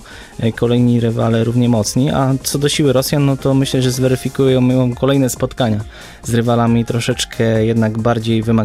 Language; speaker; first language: Polish; native; Polish